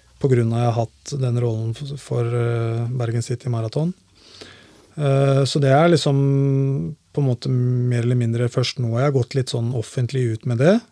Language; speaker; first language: Norwegian; native; Norwegian